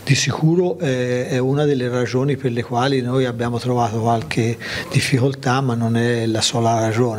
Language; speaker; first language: Italian; native; Italian